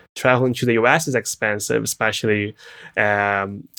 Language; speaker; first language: English; non-native, fluent; Portuguese